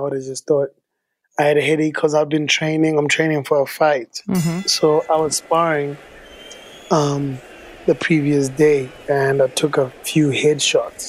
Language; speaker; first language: English; non-native, local second language; Tswana